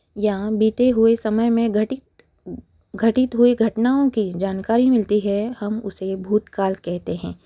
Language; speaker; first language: Hindi; non-native, local second language; Marathi